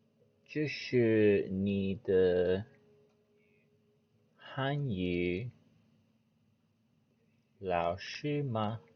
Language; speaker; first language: Chinese; non-native, learner; English